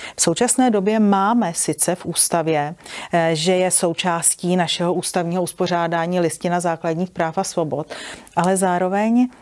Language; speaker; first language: Czech; native; Czech